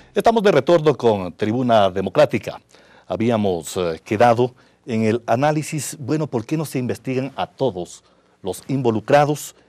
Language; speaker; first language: Spanish; native; Spanish